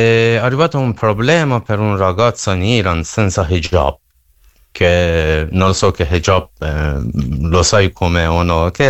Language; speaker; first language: Italian; non-native, learner; Persian